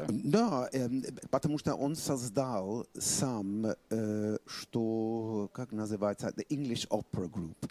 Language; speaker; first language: Russian; non-native, fluent; English